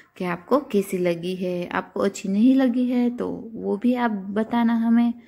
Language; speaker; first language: Hindi; non-native, local second language; Gujarati